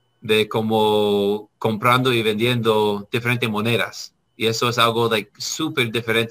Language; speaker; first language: Spanish; non-native, learner; English